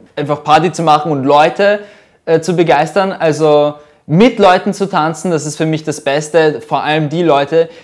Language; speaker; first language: German; early bilingual, other home language; Russian